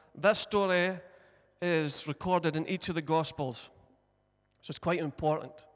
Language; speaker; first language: English; native; English